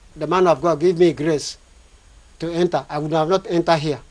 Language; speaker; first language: English; non-native, local second language; Igbo